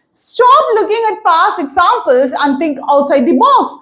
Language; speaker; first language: English; non-native, local second language; Tamil